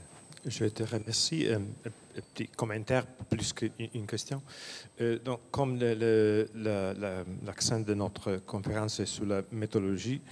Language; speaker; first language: French; non-native, fluent; Italian